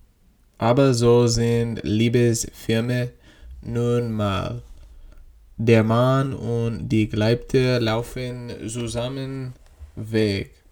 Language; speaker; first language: German; non-native, learner; English